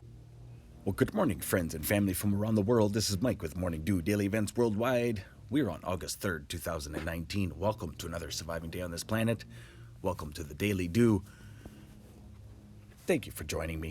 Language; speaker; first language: English; native; English